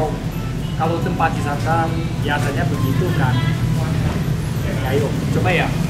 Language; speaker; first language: Indonesian; non-native, learner; Korean